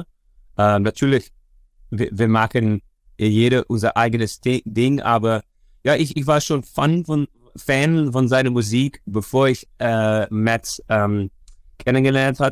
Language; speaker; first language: German; non-native, fluent; Dutch